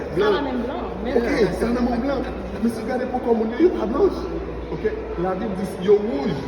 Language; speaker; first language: French; non-native, local second language; Haitian Creole